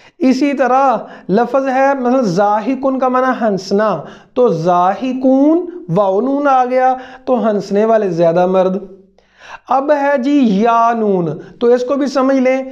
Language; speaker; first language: Urdu; native; Urdu